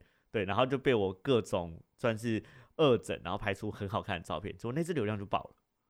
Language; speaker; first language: Chinese; native; Chinese